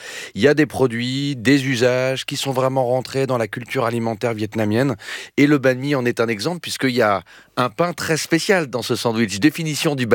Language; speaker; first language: French; native; French